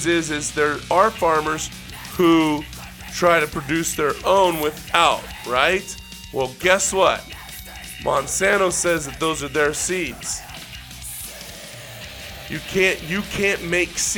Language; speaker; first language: English; native; English